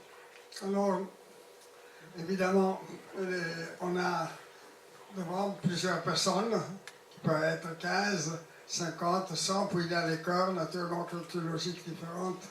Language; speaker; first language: French; non-native, fluent; Italian